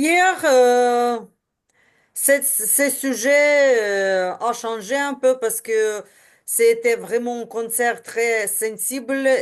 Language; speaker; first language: French; non-native, learner; Ukrainian